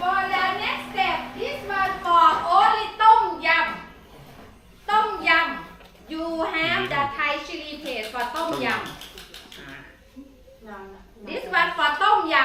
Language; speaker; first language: English; non-native, learner; Thai